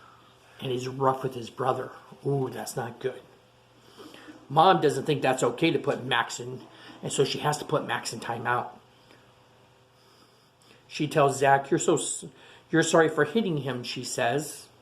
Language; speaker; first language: English; native; English